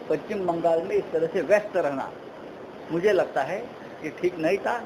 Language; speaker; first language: Hindi; non-native, local second language; Marathi